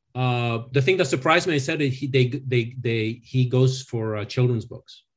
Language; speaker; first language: English; non-native, fluent; French